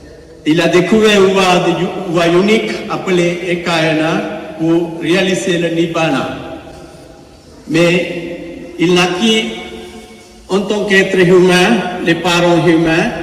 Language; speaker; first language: French; non-native, fluent; Sinhala